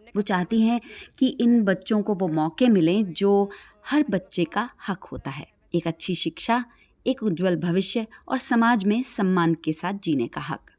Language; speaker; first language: Hindi; native; Hindi